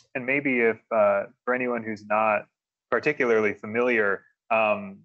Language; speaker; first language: English; native; English